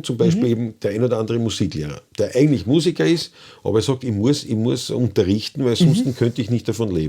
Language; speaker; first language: German; native; German